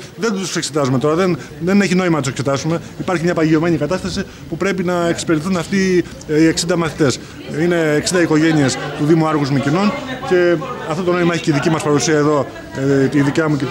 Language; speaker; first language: Greek; native; Greek